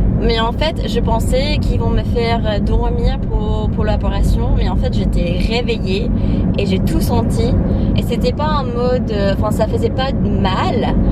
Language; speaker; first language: French; non-native, fluent; English